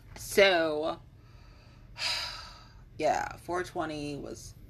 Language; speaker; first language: English; native; English